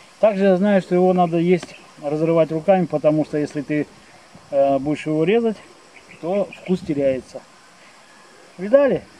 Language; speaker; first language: Russian; native; Russian